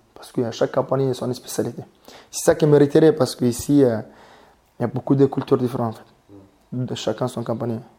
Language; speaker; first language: French; non-native, learner; Mongolian